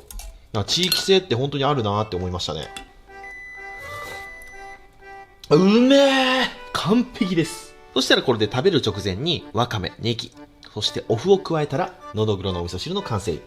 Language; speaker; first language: Japanese; native; Japanese